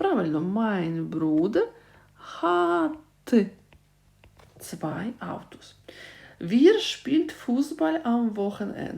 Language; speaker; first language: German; non-native, fluent; Ukrainian